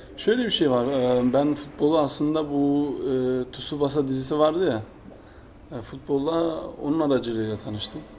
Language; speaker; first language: Turkish; early bilingual, heritage; Turkish